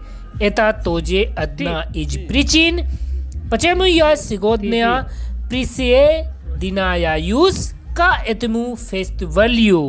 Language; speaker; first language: Russian; non-native, learner; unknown